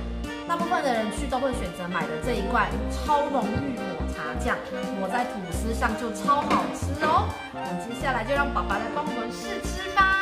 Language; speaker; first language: Chinese; native; Chinese